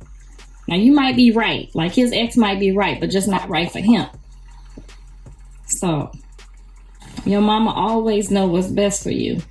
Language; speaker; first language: English; native; English